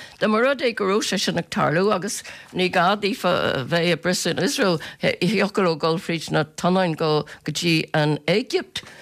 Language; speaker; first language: Irish; native; Irish